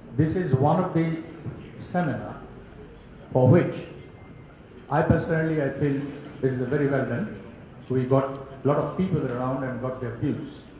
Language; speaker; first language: English; non-native, local second language; Bangla